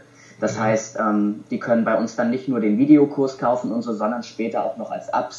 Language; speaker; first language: German; native; German